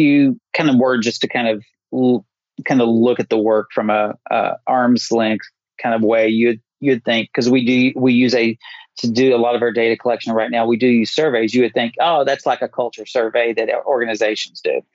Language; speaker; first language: English; native; English